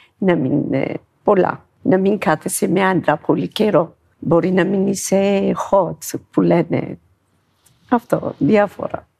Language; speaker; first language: Greek; non-native, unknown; Amharic